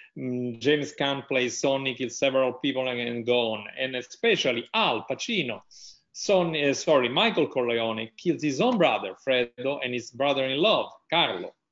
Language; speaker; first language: English; non-native, fluent; Italian